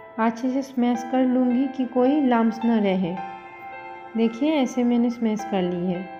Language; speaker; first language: Hindi; non-native, local second language; Bangla